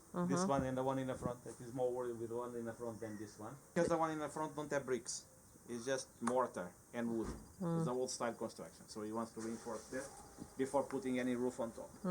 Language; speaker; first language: English; non-native, fluent; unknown